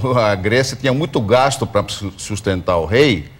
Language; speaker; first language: Portuguese; early bilingual, other home language; Greek